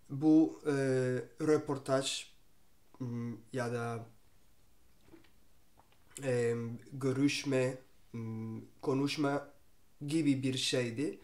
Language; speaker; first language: Turkish; non-native, learner; Spanish